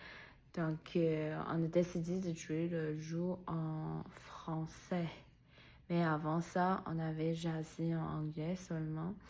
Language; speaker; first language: French; non-native, learner; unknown